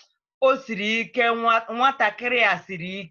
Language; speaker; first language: Igbo; native; Igbo